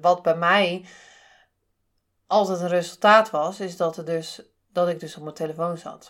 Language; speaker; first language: Dutch; native; Dutch